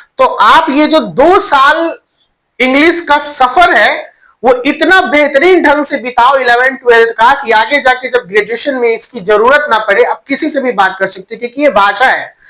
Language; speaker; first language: Hindi; native; Hindi